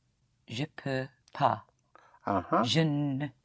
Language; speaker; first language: French; non-native, learner; English